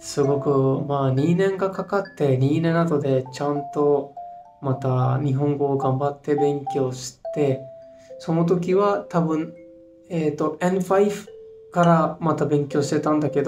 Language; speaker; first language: Japanese; non-native, fluent; Hindi